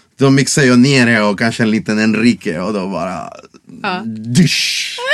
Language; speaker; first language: Swedish; non-native, fluent; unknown